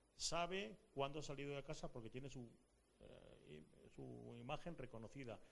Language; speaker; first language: Spanish; native; Spanish